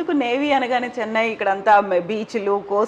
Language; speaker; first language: Telugu; native; Telugu